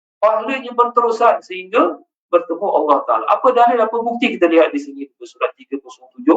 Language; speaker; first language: Malay; native; Malay